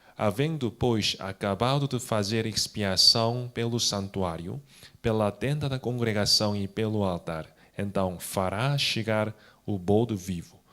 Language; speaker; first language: Portuguese; non-native, fluent; Korean